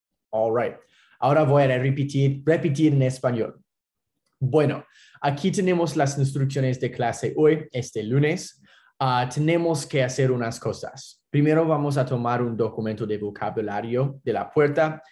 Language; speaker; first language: Spanish; non-native, fluent; English